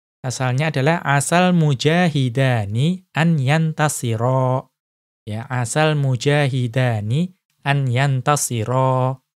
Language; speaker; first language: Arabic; non-native, fluent; Indonesian